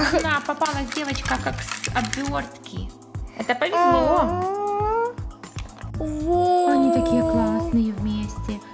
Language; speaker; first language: Russian; native; Russian